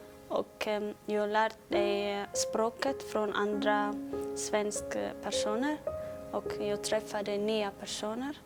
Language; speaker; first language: Swedish; non-native, learner; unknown